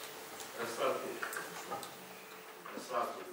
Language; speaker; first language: German; early bilingual, other home language; Kurdish